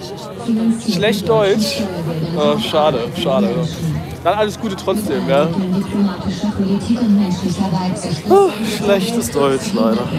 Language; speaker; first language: German; native; German